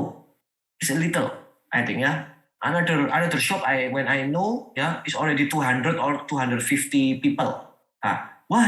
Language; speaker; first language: English; non-native, learner; Indonesian